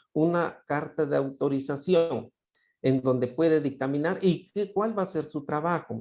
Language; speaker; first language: Spanish; native; Spanish